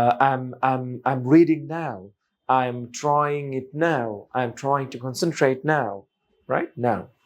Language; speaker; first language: English; non-native, local second language; Bangla